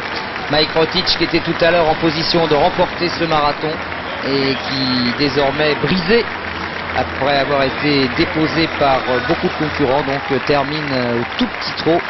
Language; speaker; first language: French; native; French